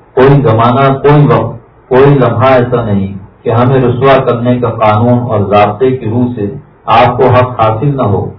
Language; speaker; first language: Urdu; native; Urdu